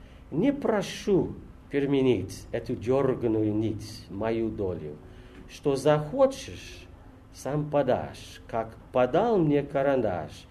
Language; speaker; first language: Russian; non-native, fluent; English